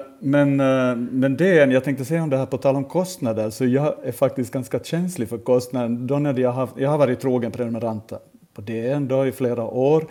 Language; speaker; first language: Swedish; native; Swedish